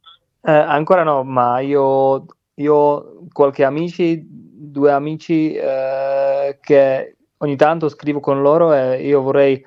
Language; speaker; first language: Italian; non-native, learner; Czech